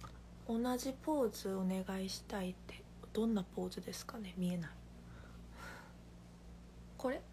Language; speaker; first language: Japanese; non-native, fluent; Korean